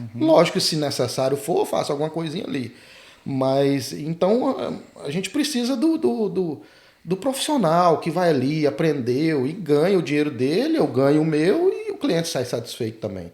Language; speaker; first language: Portuguese; native; Portuguese